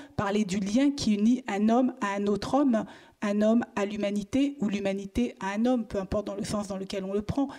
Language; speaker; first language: French; native; French